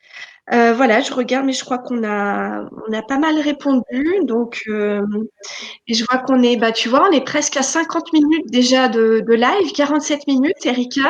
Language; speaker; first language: French; native; French